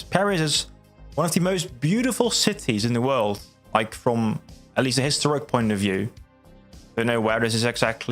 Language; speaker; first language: English; non-native, fluent; Dutch